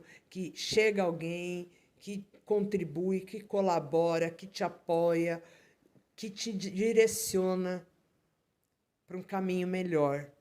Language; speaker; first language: Portuguese; native; Portuguese